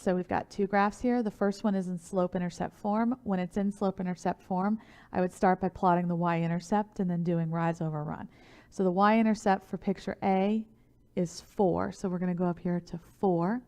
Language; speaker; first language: English; native; English